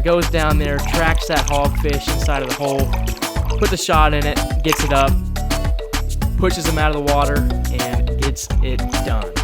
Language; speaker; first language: English; native; English